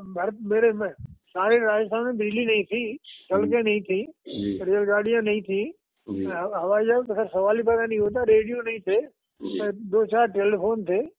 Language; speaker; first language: Hindi; native; Hindi